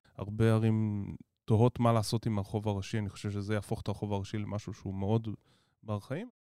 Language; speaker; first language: Hebrew; native; Hebrew